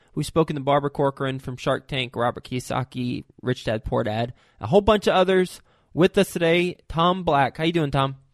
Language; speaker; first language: English; native; English